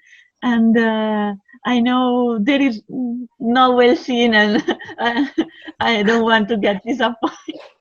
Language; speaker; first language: English; non-native, fluent; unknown